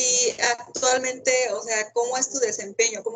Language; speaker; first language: Spanish; native; Spanish